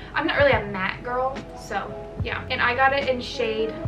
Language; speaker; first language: English; native; English